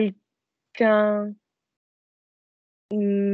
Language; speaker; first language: French; non-native, learner; English